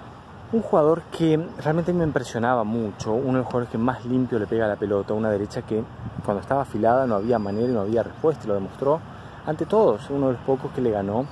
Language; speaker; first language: Spanish; native; Spanish